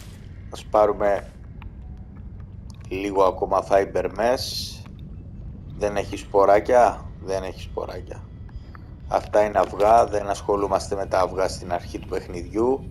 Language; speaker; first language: Greek; native; Greek